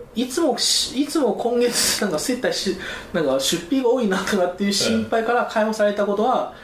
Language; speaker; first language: Japanese; non-native, fluent; Chinese